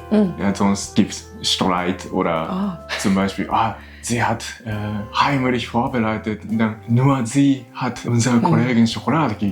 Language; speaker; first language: German; non-native, learner; Japanese